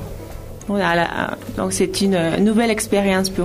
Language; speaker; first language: French; non-native, fluent; Spanish